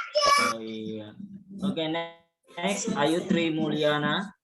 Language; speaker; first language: English; non-native, learner; Indonesian